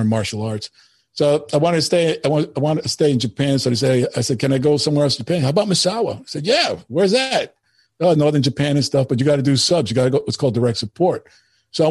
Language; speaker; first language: English; early bilingual, other home language; Spanish